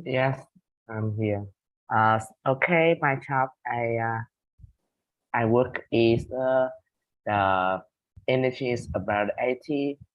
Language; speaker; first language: English; non-native, learner; Vietnamese